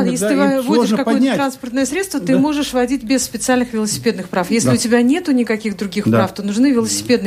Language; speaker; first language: Russian; native; Russian